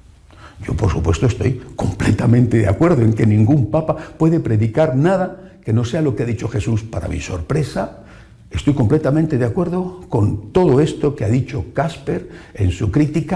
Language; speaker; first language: Spanish; native; Spanish